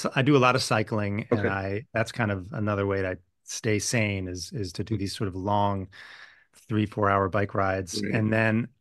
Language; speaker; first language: English; native; English